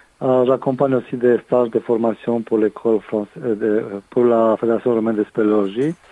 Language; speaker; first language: French; non-native, fluent; Romanian